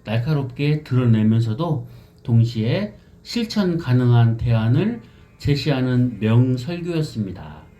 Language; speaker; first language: Korean; native; Korean